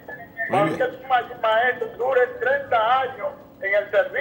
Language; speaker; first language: Spanish; native; Spanish